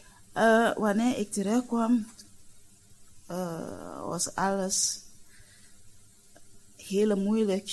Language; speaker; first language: Dutch; non-native, learner; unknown